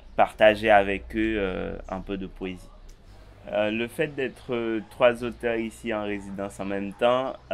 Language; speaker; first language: French; native; French